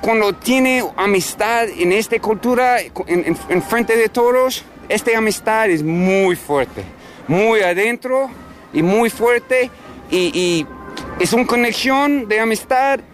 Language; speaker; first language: Spanish; non-native, learner; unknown